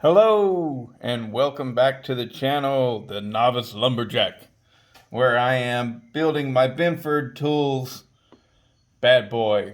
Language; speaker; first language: English; native; English